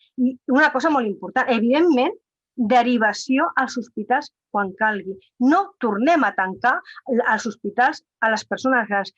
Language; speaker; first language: Catalan; non-native, local second language; Spanish